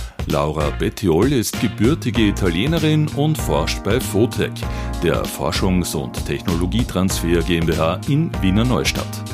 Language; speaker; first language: German; native; German